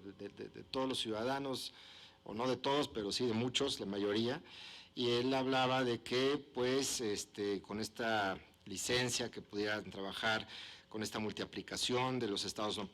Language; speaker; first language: Spanish; native; Spanish